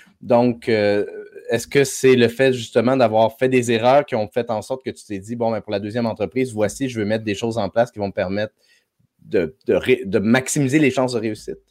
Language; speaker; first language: French; native; French